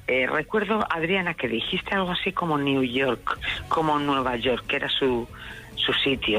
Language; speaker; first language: Spanish; native; Spanish